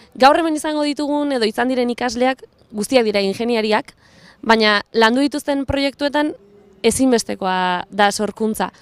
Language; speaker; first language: Basque; native; Basque